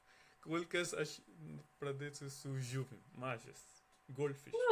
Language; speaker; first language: Lithuanian; non-native, learner; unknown